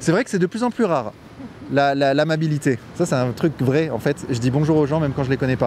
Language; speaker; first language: French; native; French